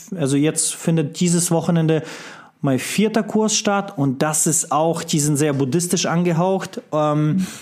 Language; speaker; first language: German; non-native, fluent; Russian